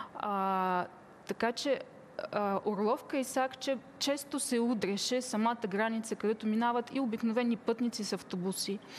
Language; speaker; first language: Bulgarian; early bilingual, heritage; Bulgarian